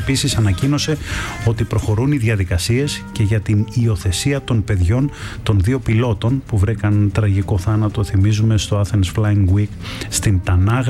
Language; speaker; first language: Greek; native; Greek